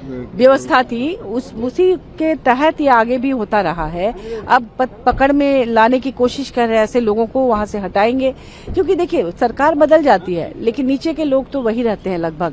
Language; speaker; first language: Hindi; native; Hindi